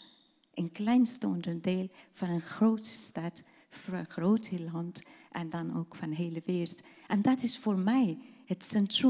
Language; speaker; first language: Dutch; non-native, fluent; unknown